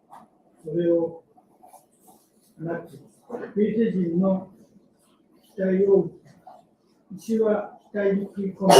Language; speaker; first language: Japanese; native; Japanese